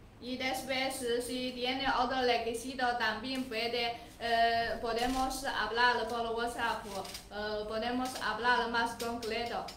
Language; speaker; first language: Spanish; non-native, learner; Chinese